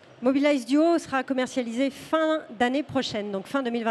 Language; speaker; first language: French; native; French